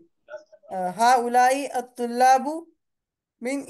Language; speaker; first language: Arabic; non-native, learner; Urdu